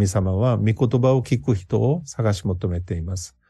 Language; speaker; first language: Japanese; non-native, fluent; Korean